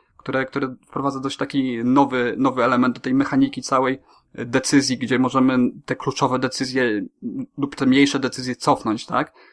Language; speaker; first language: Polish; native; Polish